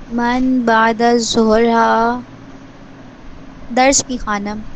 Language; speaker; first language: Persian; non-native, learner; Urdu